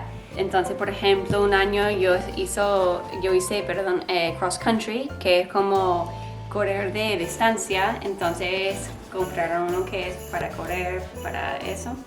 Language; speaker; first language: Spanish; non-native, learner; English